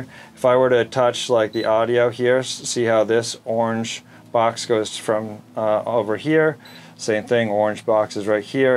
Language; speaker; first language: English; native; English